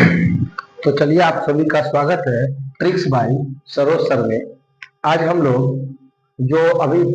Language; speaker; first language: Hindi; non-native, local second language; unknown